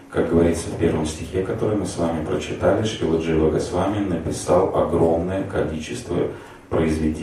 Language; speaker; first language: Russian; native; Russian